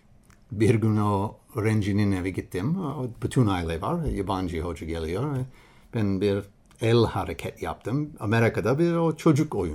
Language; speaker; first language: Turkish; non-native, learner; English